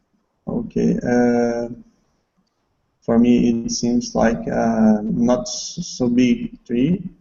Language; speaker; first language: English; non-native, learner; Portuguese